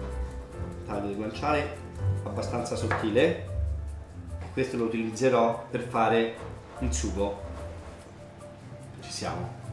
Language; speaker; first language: Italian; native; Italian